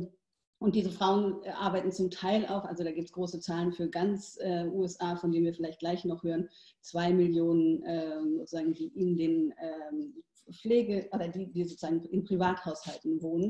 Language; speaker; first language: German; native; German